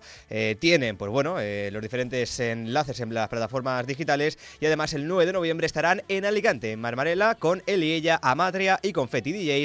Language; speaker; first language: Spanish; native; Spanish